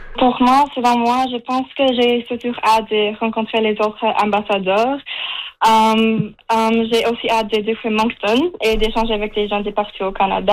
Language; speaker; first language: French; non-native, local second language; English